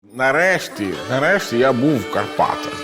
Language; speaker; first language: Ukrainian; non-native, learner; Italian